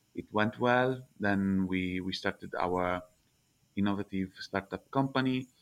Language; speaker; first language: English; non-native, fluent; Italian